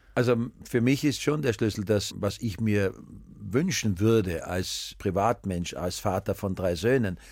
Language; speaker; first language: German; native; German